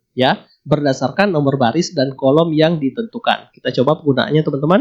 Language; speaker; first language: Indonesian; native; Indonesian